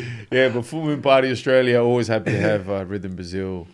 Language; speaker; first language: English; native; English